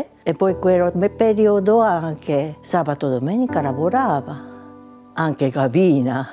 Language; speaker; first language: Italian; non-native, local second language; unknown